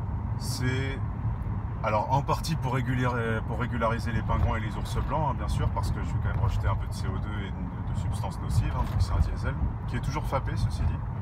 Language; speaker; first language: French; native; French